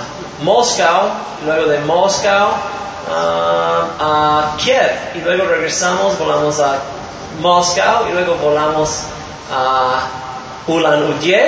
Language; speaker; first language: Spanish; non-native, fluent; English